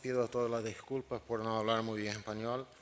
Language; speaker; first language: Spanish; non-native, learner; Portuguese